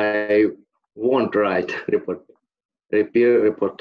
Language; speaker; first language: English; non-native, learner; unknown